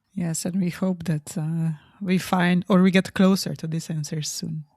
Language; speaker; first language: English; non-native, fluent; Slovenian